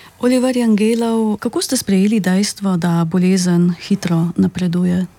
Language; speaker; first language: Slovenian; native; Slovenian